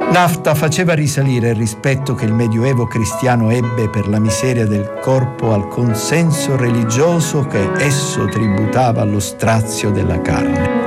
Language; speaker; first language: Italian; native; Italian